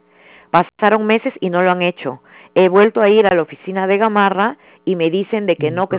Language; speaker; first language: Spanish; native; Spanish